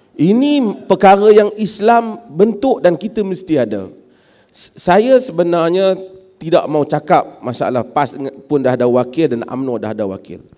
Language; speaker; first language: Malay; native; Malay